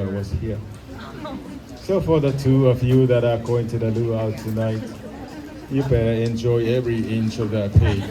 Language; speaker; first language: English; non-native, local second language; Samoan